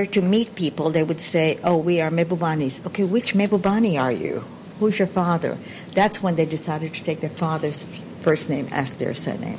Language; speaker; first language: English; non-native, local second language; Sindhi